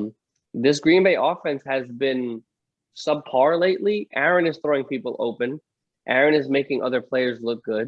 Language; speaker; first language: English; native; English